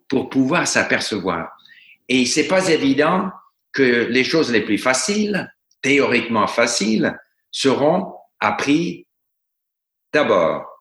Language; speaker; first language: French; non-native, fluent; English